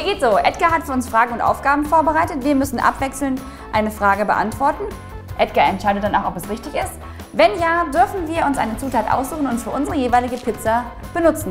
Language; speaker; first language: German; native; German